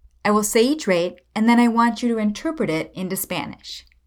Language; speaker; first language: English; native; English